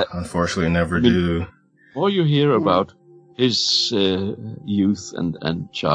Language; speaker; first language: English; non-native, fluent; Danish